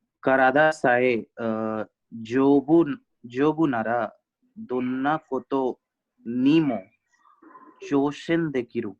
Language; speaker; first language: Japanese; non-native, learner; Hindi